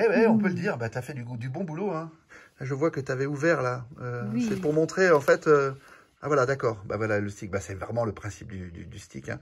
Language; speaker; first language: French; native; French